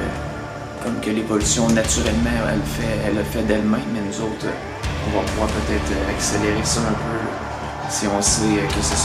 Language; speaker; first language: French; native; French